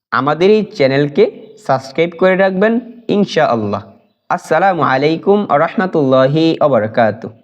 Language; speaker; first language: Bangla; native; Bangla